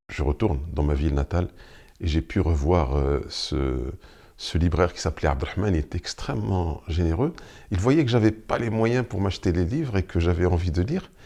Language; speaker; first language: French; non-native, local second language; Arabic